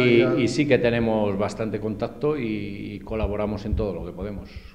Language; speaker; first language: Spanish; native; Spanish